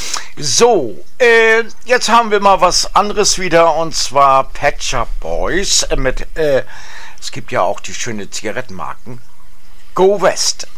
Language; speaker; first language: German; native; German